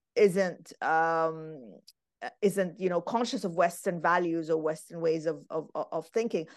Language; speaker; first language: English; non-native, fluent; Arabic